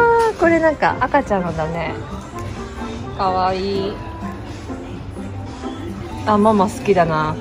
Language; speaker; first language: Japanese; native; Japanese